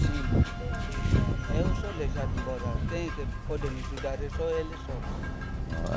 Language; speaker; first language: Portuguese; non-native, local second language; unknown